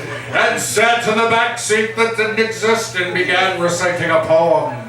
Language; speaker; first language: English; native; English